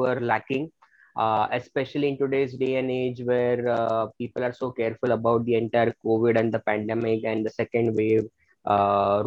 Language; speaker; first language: English; non-native, local second language; Marathi